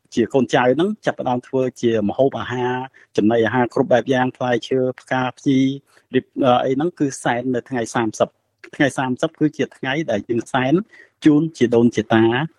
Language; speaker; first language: Khmer; native; Khmer